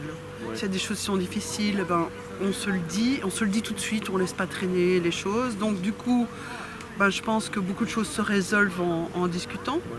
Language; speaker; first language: French; native; French